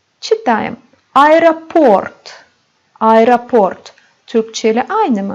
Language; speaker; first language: Turkish; non-native, fluent; Russian